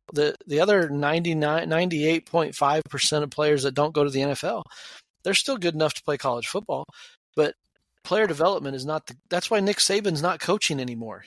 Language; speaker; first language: English; native; English